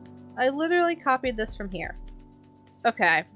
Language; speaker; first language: English; native; English